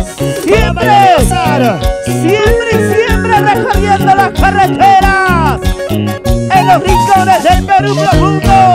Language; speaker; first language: Spanish; native; Spanish